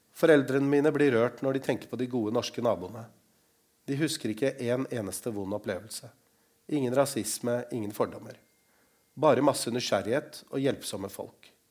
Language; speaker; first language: Norwegian; early bilingual, other home language; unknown